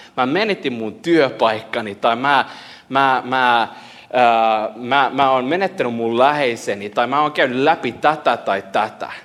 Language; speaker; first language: Finnish; early bilingual, heritage; Finnish